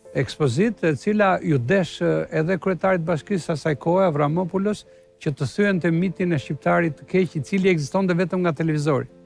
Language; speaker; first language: Albanian; native; Albanian